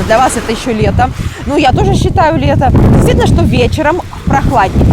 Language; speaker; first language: Russian; native; Russian